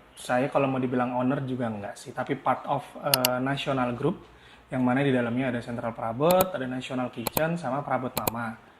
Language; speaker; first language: Indonesian; native; Indonesian